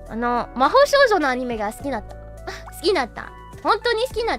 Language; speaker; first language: Japanese; non-native, learner; English